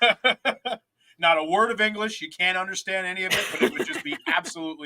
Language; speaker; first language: English; native; English